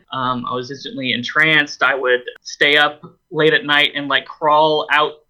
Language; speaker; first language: English; native; English